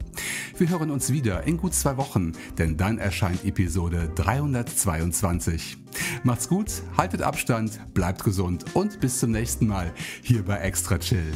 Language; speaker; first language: German; native; German